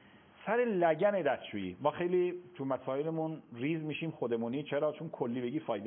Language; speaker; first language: Persian; native; Persian